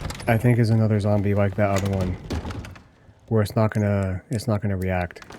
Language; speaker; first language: English; native; English